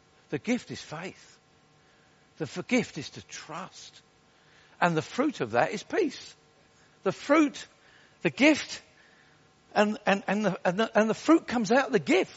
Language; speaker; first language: English; native; English